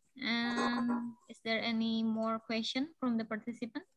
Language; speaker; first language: English; non-native, fluent; Indonesian